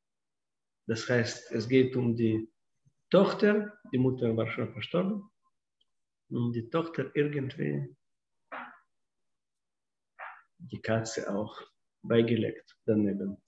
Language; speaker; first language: German; non-native, fluent; Russian